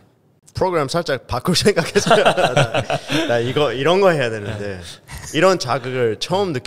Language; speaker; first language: Korean; early bilingual, heritage; Korean